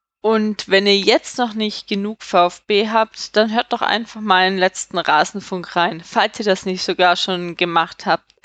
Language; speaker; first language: German; native; German